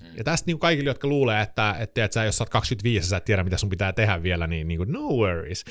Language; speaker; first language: Finnish; early bilingual, heritage; Finnish